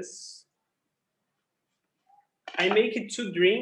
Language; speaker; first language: English; non-native, learner; Portuguese